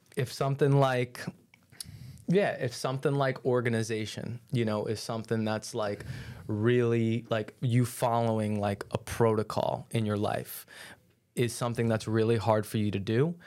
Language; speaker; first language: English; native; English